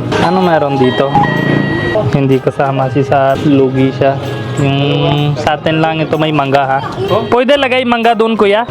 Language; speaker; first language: Filipino; non-native, learner; Hindi